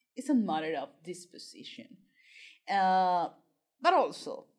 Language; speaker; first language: English; non-native, fluent; Spanish